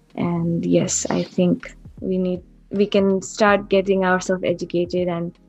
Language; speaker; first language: English; non-native, local second language; Nepali